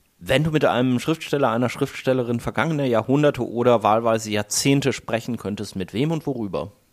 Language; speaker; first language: German; native; German